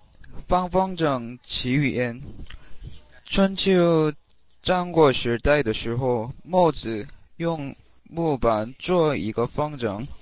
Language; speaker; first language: Chinese; non-native, learner; English